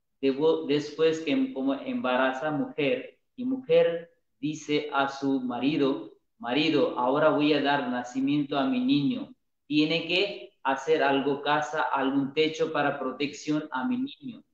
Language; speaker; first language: Spanish; non-native, learner; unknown